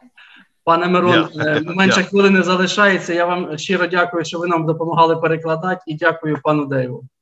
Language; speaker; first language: Ukrainian; native; Ukrainian